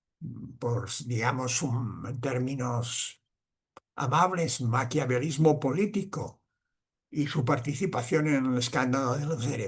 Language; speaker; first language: Spanish; non-native, local second language; Catalan